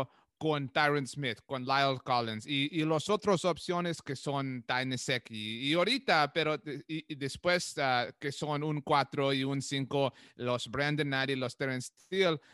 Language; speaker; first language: Spanish; non-native, learner; English